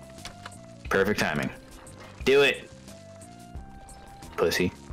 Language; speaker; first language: English; native; English